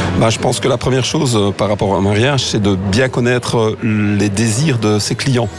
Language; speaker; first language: French; native; French